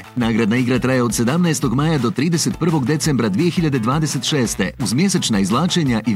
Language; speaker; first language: Bosnian; native; Bosnian